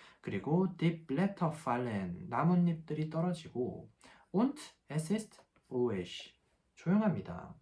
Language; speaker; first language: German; non-native, fluent; Korean